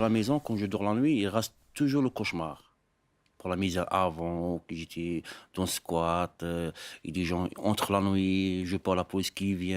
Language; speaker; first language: French; non-native, learner; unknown